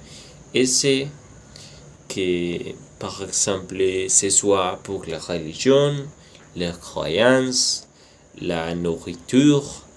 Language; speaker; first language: French; non-native, learner; Spanish